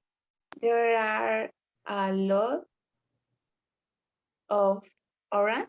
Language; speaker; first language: English; non-native, learner; Spanish